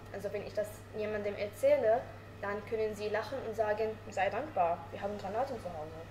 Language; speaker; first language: German; non-native, learner; Arabic